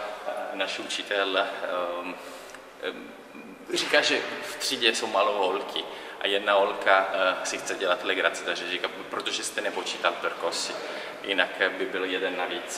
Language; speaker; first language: Czech; non-native, learner; Italian